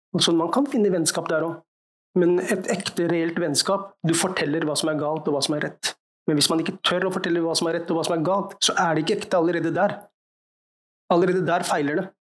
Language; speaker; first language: Norwegian; early bilingual, other home language; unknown